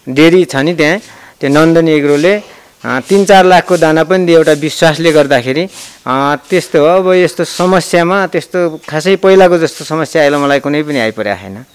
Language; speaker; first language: Nepali; native; Nepali